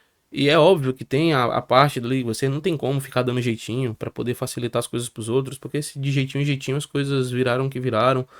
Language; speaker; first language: Portuguese; native; Portuguese